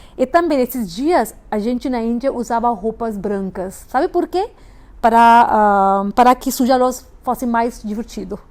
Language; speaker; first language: Portuguese; non-native, fluent; Hindi